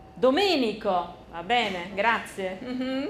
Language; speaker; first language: Italian; non-native, fluent; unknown